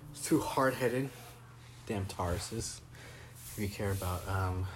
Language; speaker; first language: English; native; English